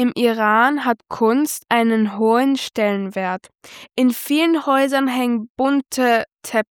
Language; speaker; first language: German; early bilingual, other home language; Persian